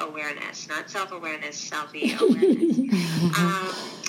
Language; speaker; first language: English; native; English